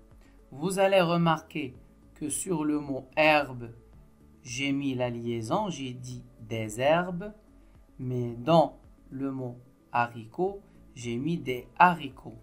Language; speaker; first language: French; non-native, local second language; Arabic